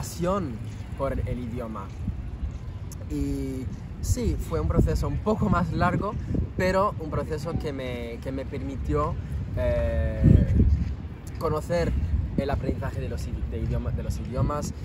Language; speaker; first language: Spanish; non-native, fluent; French